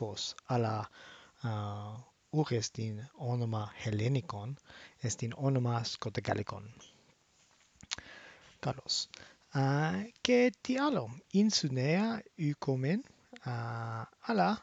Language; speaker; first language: Greek; non-native, learner; English